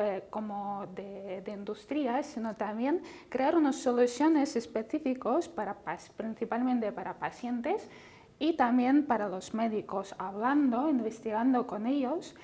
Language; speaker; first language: Spanish; non-native, fluent; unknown